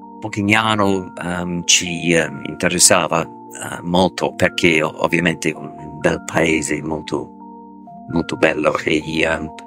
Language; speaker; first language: Italian; non-native, learner; English